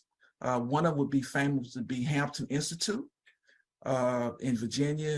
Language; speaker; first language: English; native; English